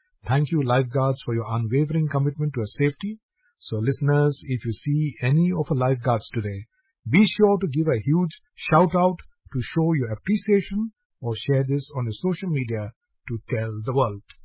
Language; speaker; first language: English; non-native, local second language; Bangla